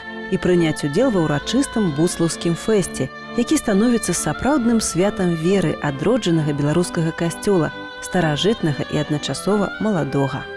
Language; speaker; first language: Belarusian; native; Belarusian